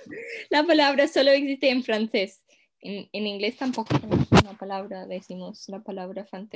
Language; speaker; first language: Spanish; non-native, fluent; English